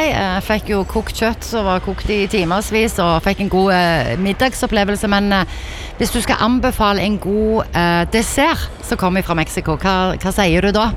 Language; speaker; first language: Norwegian; native; Norwegian